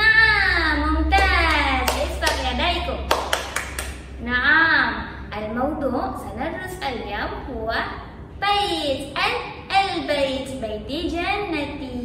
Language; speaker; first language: Arabic; non-native, learner; Malay